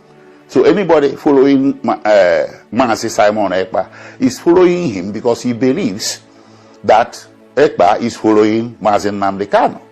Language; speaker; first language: English; non-native, local second language; Igbo